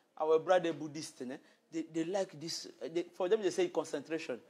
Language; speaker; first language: English; non-native, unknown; Lingala